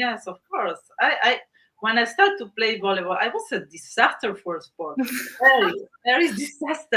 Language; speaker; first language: English; non-native, learner; Spanish